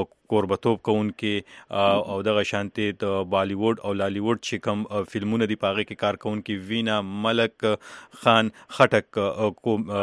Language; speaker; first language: Pashto; native; Pashto